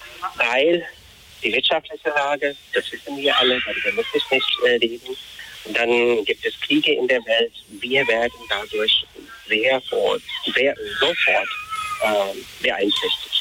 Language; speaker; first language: German; non-native, fluent; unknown